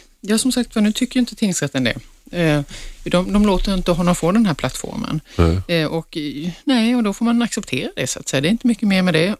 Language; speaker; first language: Swedish; native; Swedish